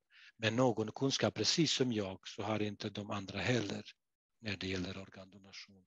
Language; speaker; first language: Swedish; non-native, fluent; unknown